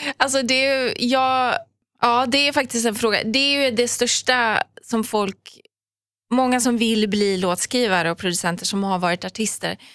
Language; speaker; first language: Swedish; early bilingual, other home language; Persian